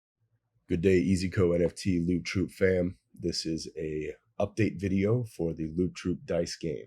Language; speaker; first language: English; native; English